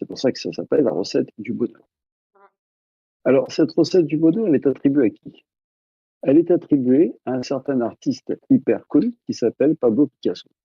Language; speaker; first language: French; native; French